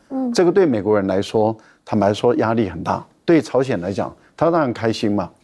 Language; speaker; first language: Chinese; native; Chinese